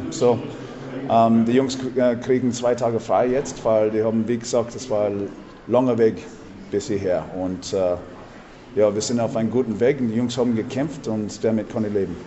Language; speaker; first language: German; non-native, fluent; English